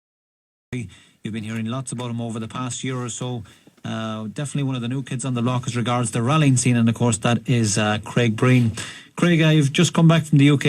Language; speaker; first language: English; native; English